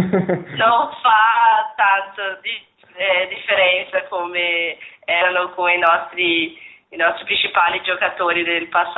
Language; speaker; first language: Italian; non-native, learner; Portuguese